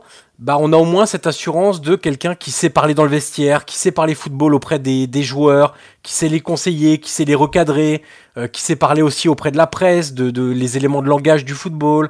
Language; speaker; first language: French; native; French